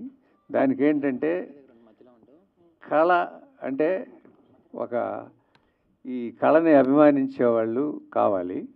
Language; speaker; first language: Telugu; native; Telugu